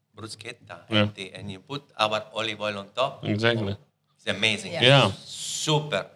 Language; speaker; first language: English; non-native, fluent; Italian